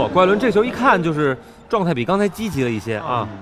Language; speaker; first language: Chinese; native; Chinese